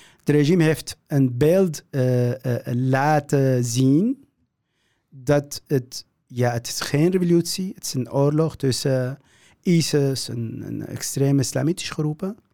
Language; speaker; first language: Dutch; non-native, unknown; Kurdish